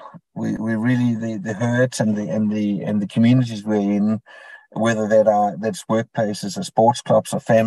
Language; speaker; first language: English; non-native, fluent; Danish